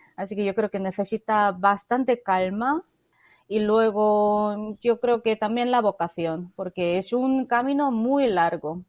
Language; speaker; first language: Spanish; non-native, fluent; Korean